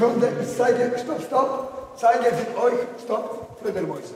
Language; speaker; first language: German; non-native, learner; Polish